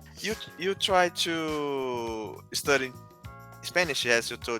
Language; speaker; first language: English; non-native, learner; Portuguese